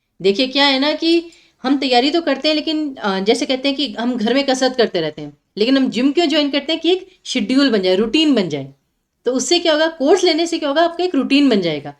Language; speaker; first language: Hindi; native; Hindi